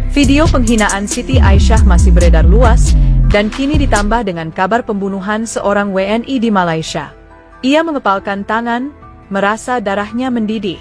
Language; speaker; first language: Indonesian; native; Indonesian